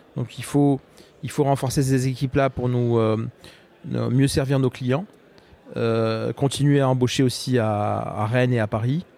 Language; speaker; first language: French; non-native, local second language; Arabic